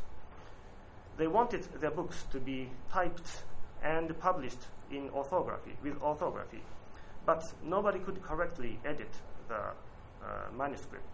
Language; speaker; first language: English; non-native, learner; Japanese